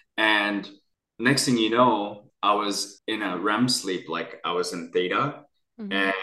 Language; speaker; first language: English; native; English